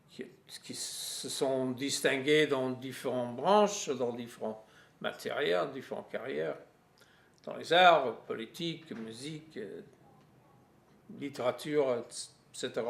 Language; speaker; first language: French; non-native, fluent; English